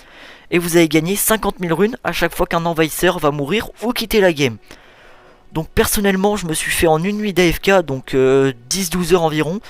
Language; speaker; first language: French; native; French